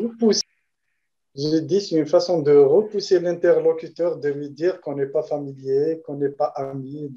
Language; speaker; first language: French; non-native, local second language; Arabic